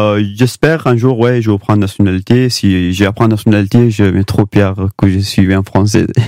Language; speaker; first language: French; non-native, learner; Pashto